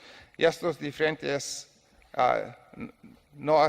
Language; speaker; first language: Spanish; non-native, learner; English